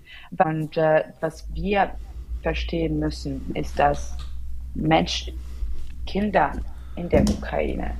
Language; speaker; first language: German; non-native, fluent; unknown